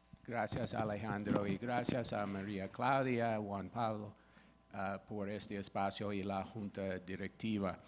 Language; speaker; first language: Spanish; non-native, fluent; English